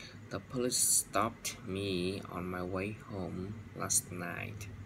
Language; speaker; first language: English; non-native, learner; Vietnamese